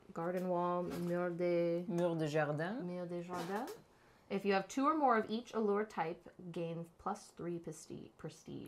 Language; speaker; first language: English; native; English